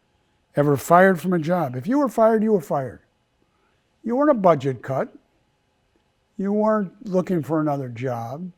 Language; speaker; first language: English; native; English